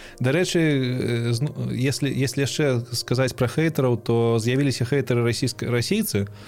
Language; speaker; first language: Belarusian; non-native, local second language; Russian